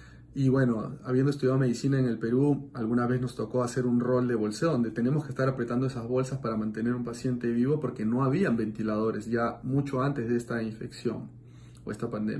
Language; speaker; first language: Spanish; native; Spanish